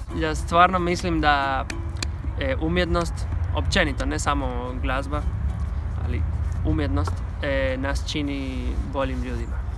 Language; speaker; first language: Bosnian; non-native, fluent; Spanish